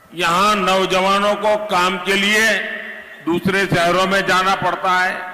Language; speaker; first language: Hindi; non-native, local second language; Gujarati